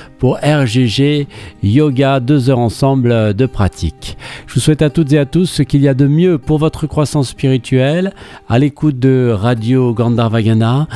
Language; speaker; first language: French; native; French